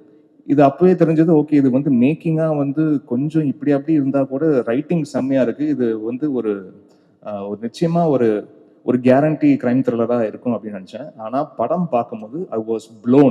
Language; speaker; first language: Tamil; native; Tamil